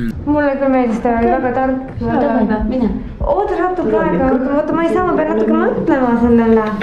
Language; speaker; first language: Estonian; native; Estonian